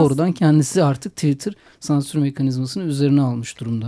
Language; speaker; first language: Turkish; native; Turkish